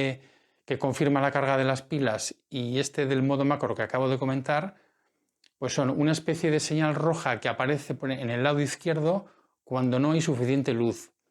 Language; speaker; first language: Spanish; native; Spanish